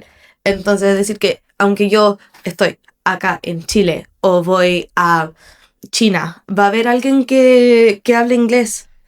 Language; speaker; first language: Spanish; non-native, fluent; English